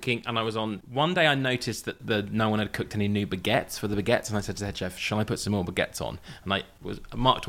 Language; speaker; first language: English; native; English